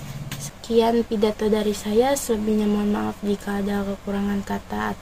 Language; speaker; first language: Indonesian; native; Indonesian